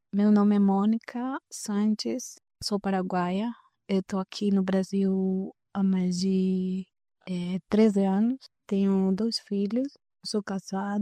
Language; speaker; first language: Portuguese; non-native, fluent; Spanish